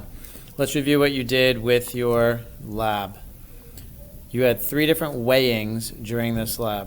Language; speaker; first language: English; native; English